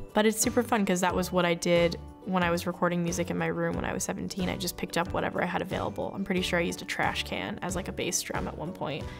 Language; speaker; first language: English; native; English